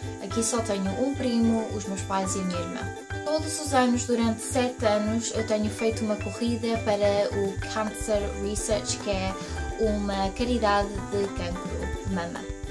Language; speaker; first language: Portuguese; early bilingual, heritage; Portuguese